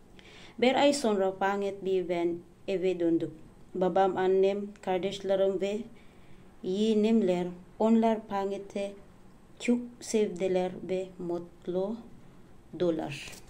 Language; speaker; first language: Turkish; non-native, learner; Filipino